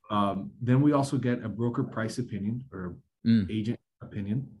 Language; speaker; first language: English; native; English